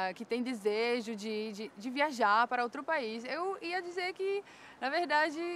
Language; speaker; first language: Portuguese; non-native, fluent; Czech